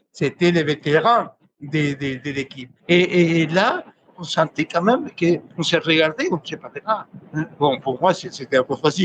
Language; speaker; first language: French; non-native, fluent; Spanish